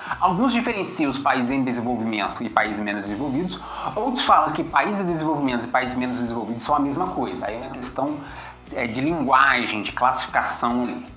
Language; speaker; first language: Portuguese; native; Portuguese